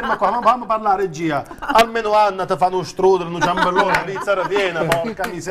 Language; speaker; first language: Italian; native; Italian